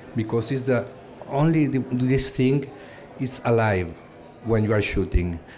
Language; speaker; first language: English; non-native, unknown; Catalan